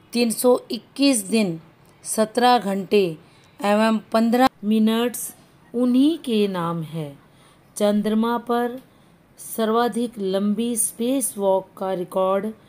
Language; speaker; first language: Hindi; native; Hindi